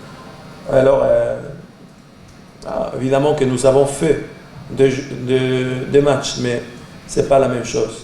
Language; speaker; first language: French; non-native, learner; Portuguese